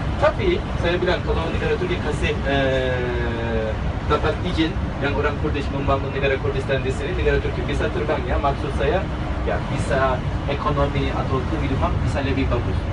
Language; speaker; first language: Indonesian; non-native, learner; Turkish